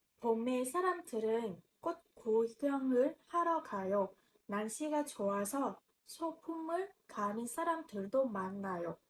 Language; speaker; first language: Korean; non-native, learner; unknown